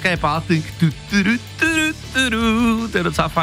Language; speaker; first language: Czech; native; Czech